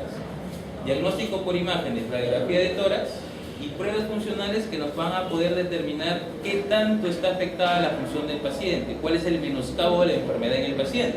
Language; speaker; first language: Spanish; native; Spanish